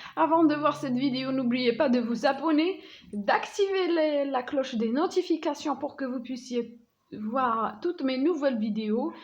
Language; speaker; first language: French; non-native, local second language; Arabic